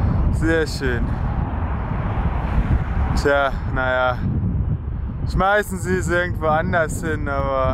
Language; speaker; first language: German; native; German